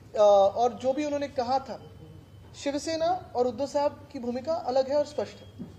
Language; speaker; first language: Hindi; non-native, local second language; Marathi